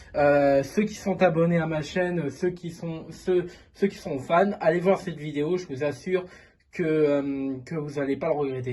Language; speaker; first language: French; native; French